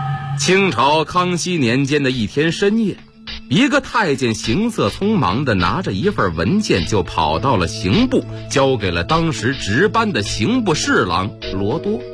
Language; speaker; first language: Chinese; native; Chinese